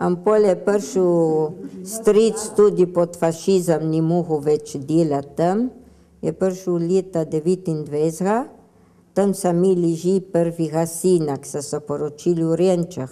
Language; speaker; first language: Slovenian; early bilingual, heritage; Slovenian